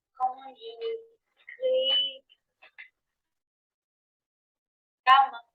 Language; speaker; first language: French; non-native, learner; Spanish